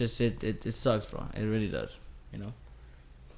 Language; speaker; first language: English; native; English